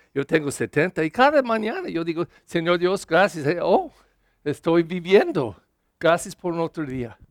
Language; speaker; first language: Spanish; non-native, learner; English